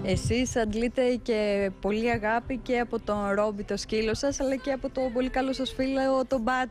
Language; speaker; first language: Greek; native; Greek